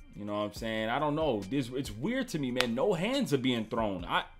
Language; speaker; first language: English; native; English